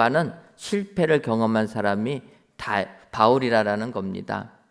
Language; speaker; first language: Korean; native; Korean